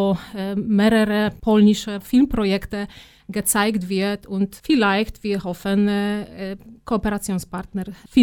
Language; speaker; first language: German; non-native, fluent; Polish